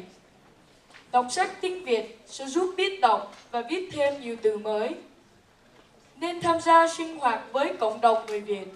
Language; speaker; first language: Vietnamese; early bilingual, heritage; Vietnamese